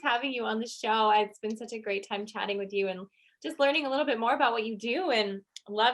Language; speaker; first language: English; native; English